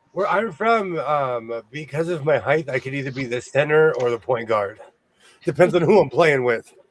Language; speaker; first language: English; native; English